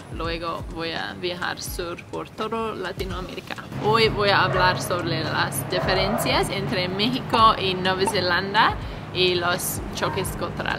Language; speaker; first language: Spanish; non-native, learner; English